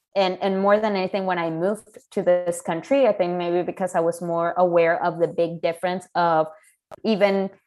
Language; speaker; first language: English; non-native, fluent; Spanish